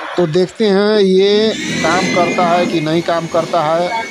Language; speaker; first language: Hindi; native; Hindi